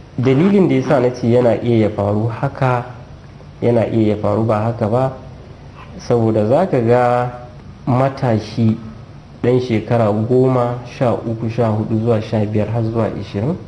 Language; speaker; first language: Hausa; non-native, local second language; Fula